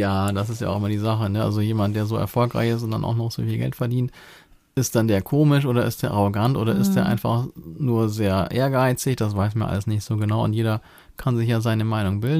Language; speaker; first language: German; native; German